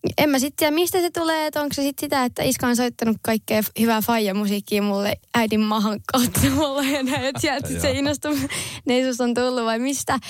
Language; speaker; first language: Finnish; non-native, local second language; Swedish